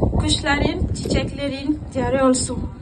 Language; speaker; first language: Turkish; non-native, learner; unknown